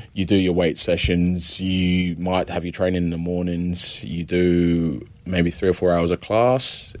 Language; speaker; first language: English; native; English